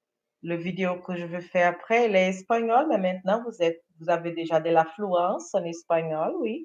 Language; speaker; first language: French; non-native, fluent; Portuguese